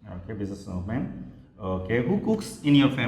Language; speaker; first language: English; non-native, fluent; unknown